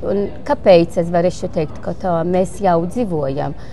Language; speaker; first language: Latvian; non-native, learner; Maltese